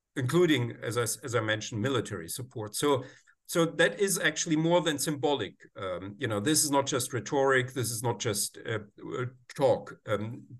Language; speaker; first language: English; non-native, fluent; German